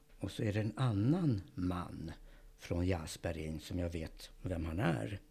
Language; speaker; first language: Swedish; early bilingual, other home language; Hungarian